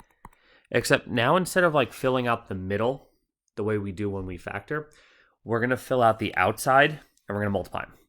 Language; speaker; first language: English; native; English